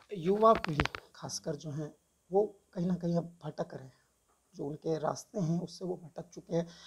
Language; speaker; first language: Hindi; native; Hindi